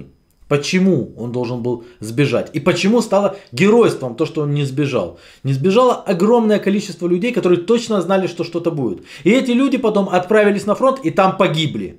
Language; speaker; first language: Russian; native; Russian